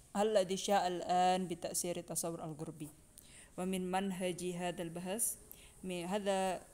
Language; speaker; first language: Arabic; non-native, fluent; Indonesian